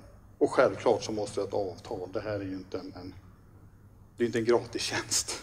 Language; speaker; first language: Swedish; native; Swedish